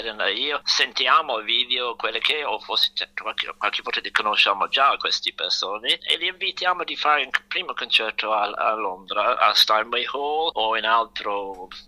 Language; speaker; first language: Italian; non-native, fluent; English